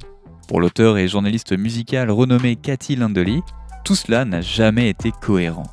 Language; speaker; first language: French; native; French